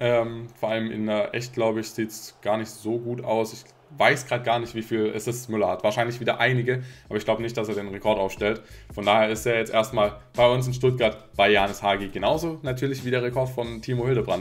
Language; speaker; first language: German; native; German